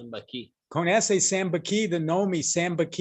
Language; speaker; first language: Portuguese; non-native, learner; English